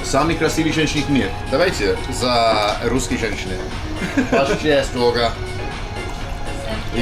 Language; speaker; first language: Russian; non-native, learner; English